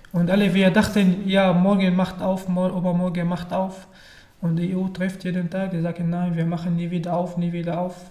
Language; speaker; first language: German; non-native, learner; Arabic